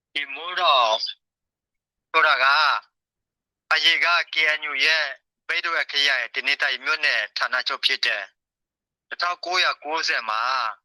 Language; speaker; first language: Burmese; non-native, local second language; S'gaw Karen